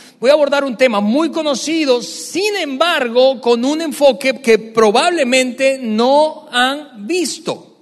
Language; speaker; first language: Spanish; native; Spanish